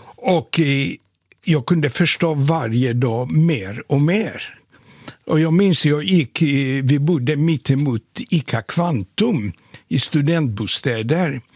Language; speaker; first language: Swedish; non-native, fluent; Polish